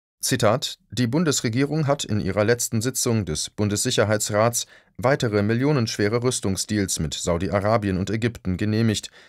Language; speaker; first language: German; native; German